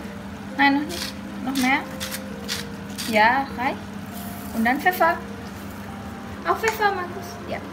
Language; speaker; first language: German; non-native, learner; Indonesian